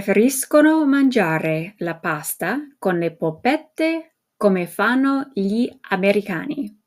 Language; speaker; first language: Italian; non-native, fluent; English